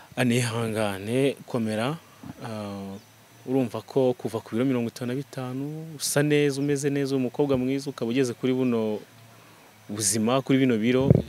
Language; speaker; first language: Kinyarwanda; native; Kinyarwanda